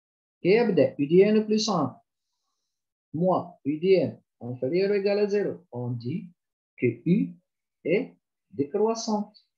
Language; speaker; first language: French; non-native, local second language; Arabic